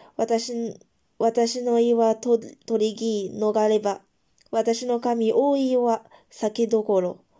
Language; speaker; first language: Japanese; non-native, fluent; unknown